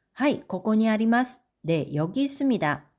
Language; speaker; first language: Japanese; non-native, fluent; Korean